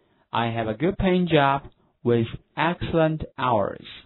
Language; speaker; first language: English; non-native, fluent; Chinese